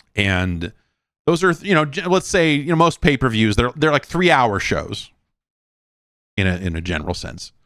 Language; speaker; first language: English; native; English